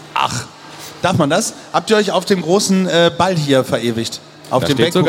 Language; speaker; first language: German; native; German